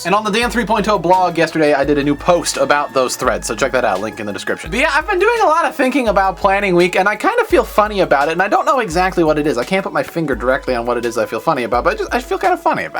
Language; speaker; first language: English; native; English